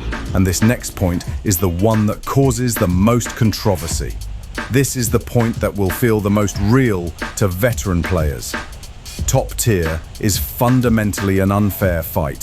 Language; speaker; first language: English; native; English